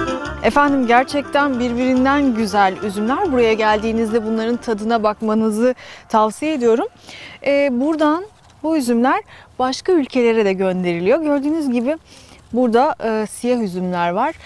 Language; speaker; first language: Turkish; native; Turkish